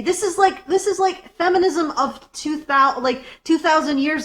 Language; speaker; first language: English; native; English